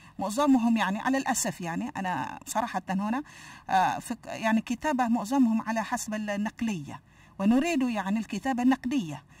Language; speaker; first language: Arabic; non-native, fluent; Malay